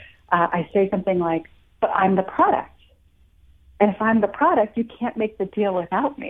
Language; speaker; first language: English; native; English